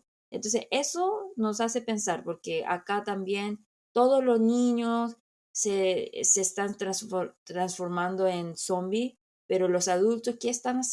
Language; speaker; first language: Spanish; non-native, fluent; Korean